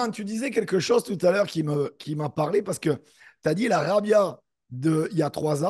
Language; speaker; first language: French; native; French